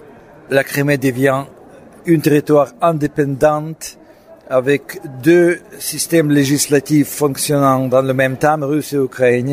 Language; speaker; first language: French; non-native, fluent; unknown